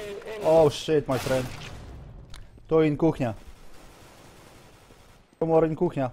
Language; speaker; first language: English; non-native, learner; Polish